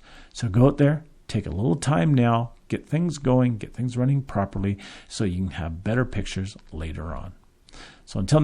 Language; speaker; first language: English; native; English